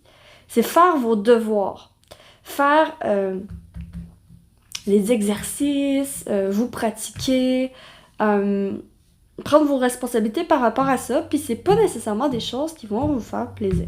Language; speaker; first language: French; native; French